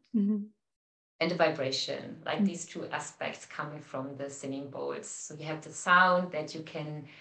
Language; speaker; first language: English; non-native, fluent; German